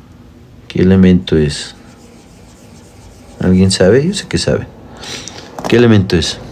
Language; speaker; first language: Spanish; native; Spanish